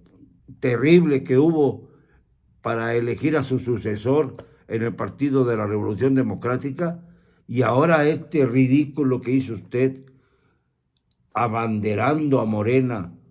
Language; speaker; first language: Spanish; native; Spanish